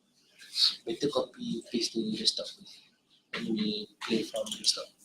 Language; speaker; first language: English; non-native, local second language; Malay